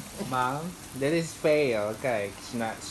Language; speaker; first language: Dutch; non-native, learner; Cebuano